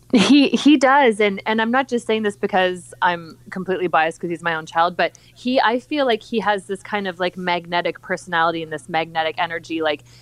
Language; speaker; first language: English; native; English